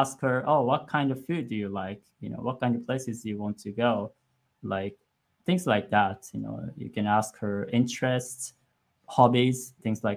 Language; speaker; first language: English; non-native, fluent; Japanese